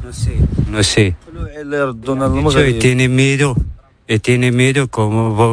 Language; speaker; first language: Spanish; non-native, learner; Arabic